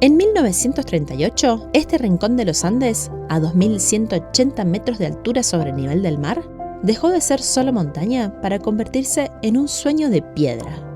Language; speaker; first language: Spanish; native; Spanish